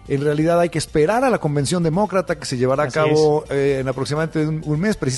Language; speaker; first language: Spanish; native; Spanish